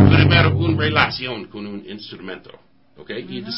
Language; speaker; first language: Spanish; non-native, learner; English